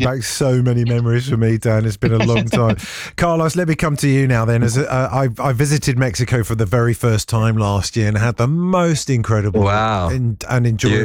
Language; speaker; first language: English; native; English